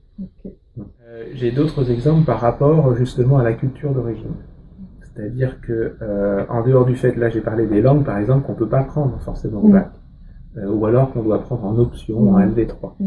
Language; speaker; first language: French; native; French